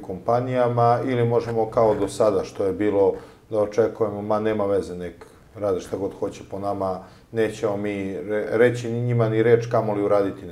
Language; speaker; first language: Serbian; native; Serbian